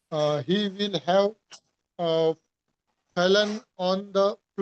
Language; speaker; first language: English; non-native, learner; Hindi